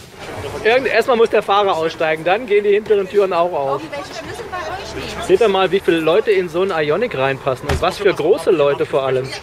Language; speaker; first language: German; native; German